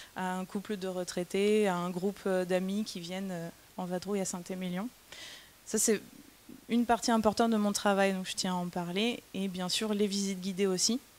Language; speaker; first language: French; native; French